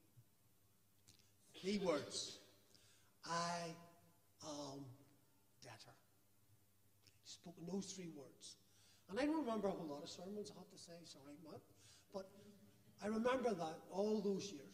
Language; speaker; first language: English; native; English